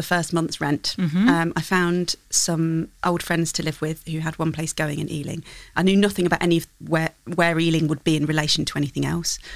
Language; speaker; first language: English; native; English